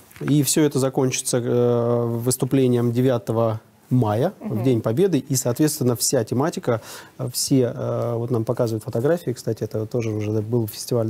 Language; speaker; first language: Russian; native; Russian